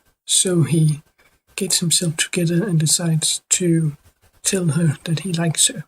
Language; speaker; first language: English; non-native, fluent; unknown